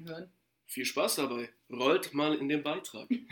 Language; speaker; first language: German; native; German